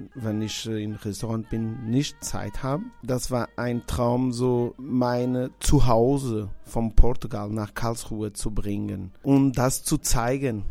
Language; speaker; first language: German; non-native, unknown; Portuguese